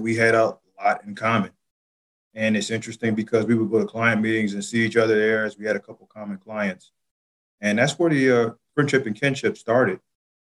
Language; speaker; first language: English; native; English